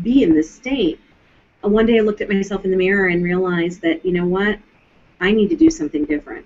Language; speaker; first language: English; native; English